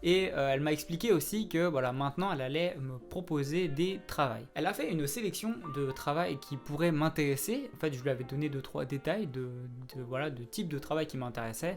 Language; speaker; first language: French; native; French